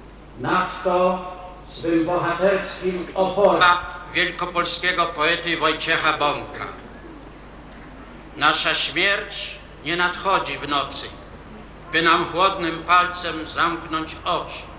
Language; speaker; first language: Polish; native; Polish